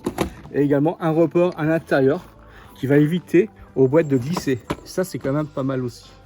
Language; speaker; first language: French; native; French